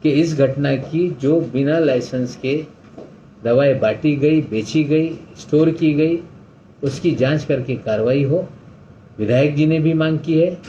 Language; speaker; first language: Hindi; non-native, local second language; Marathi